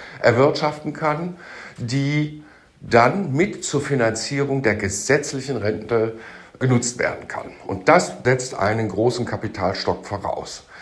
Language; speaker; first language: German; native; German